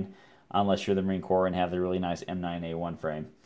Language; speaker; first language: English; native; English